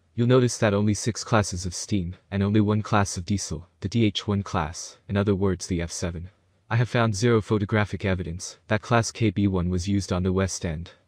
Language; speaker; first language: English; native; English